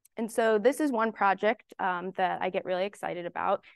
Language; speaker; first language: English; native; English